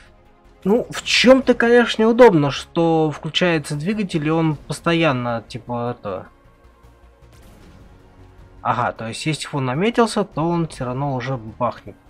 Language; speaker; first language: Russian; native; Russian